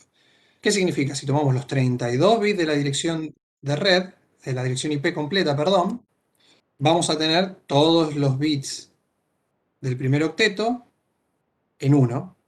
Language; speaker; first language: Spanish; native; Spanish